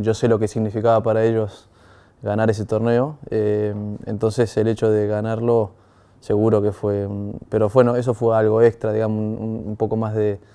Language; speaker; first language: Spanish; native; Spanish